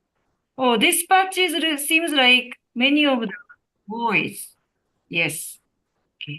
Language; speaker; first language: English; non-native, learner; Japanese